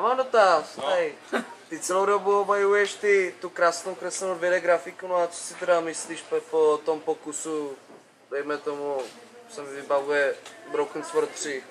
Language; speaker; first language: Czech; native; Czech